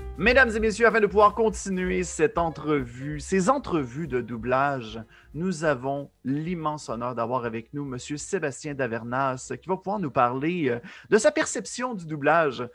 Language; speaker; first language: French; native; French